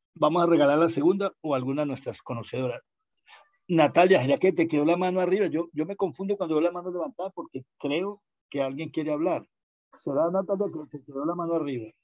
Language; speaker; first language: Spanish; native; Spanish